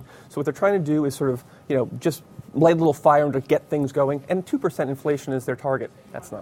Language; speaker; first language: English; native; English